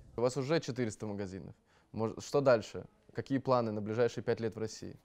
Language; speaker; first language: Russian; native; Russian